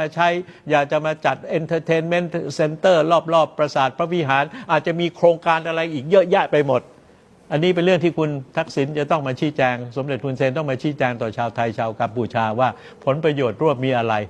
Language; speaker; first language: Thai; native; Thai